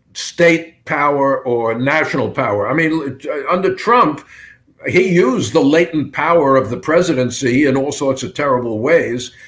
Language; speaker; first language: English; native; English